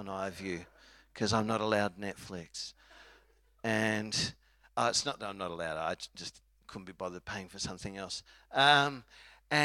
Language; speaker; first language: English; native; English